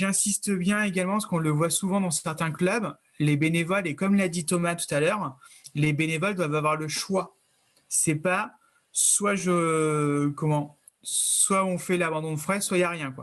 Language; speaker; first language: French; native; French